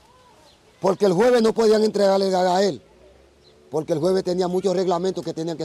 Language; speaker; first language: Spanish; non-native, local second language; Haitian Creole